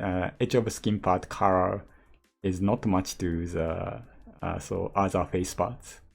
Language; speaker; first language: English; non-native, learner; Japanese